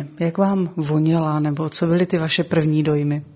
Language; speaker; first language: Czech; native; Czech